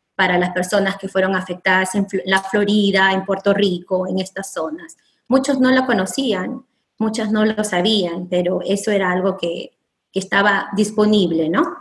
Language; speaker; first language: Spanish; native; Spanish